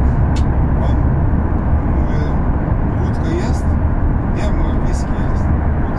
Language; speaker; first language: Polish; non-native, learner; Russian